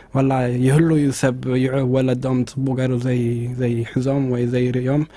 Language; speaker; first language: Tigrinya; early bilingual, heritage; Tigrinya